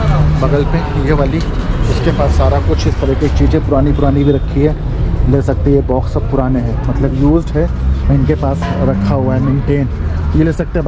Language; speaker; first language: Hindi; native; Hindi